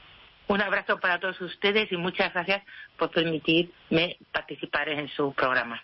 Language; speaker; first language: Spanish; native; Spanish